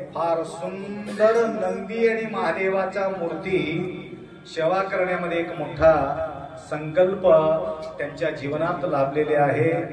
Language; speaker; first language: Marathi; non-native, local second language; Kannada